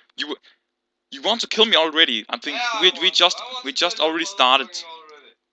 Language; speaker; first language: English; non-native, learner; Danish